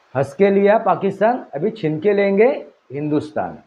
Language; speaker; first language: Hindi; non-native, local second language; Marathi